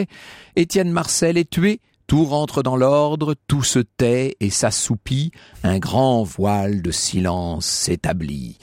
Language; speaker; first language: French; native; French